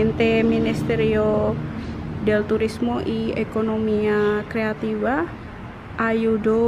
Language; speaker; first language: Spanish; non-native, learner; Indonesian